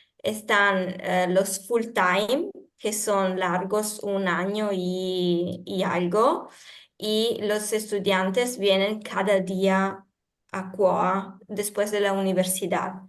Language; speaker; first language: Spanish; non-native, fluent; Italian